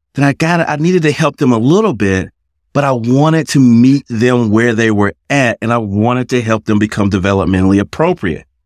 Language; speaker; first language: English; native; English